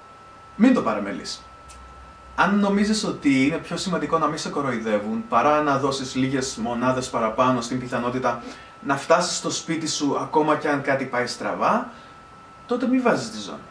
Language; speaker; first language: Greek; native; Greek